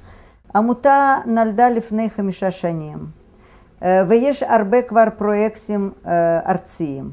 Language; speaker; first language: Hebrew; non-native, fluent; Russian